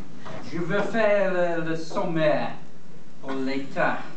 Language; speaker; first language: French; non-native, learner; English